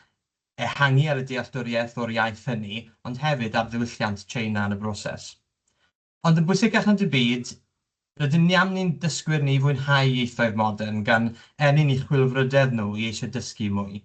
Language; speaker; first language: Welsh; native; Welsh